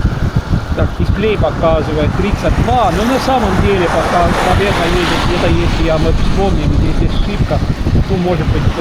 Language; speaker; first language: Russian; non-native, local second language; Estonian